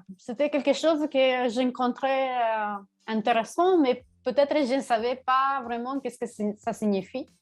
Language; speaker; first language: French; non-native, learner; Italian